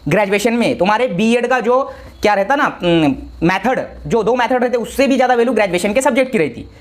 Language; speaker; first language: Hindi; non-native, local second language; Marathi